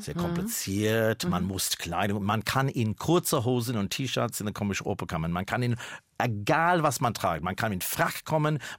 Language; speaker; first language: German; non-native, fluent; English